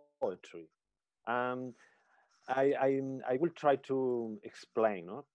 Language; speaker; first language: English; non-native, learner; Spanish